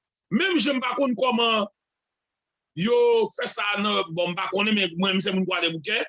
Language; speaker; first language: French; non-native, local second language; Haitian Creole